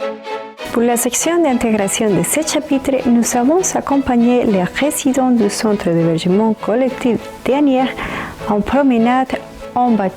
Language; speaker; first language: French; native; French